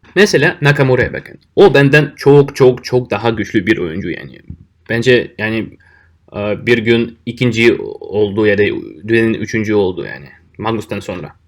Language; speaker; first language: Turkish; non-native, fluent; Russian